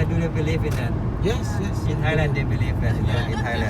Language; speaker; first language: English; non-native, learner; Thai